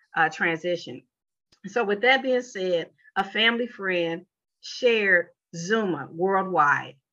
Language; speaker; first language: English; native; English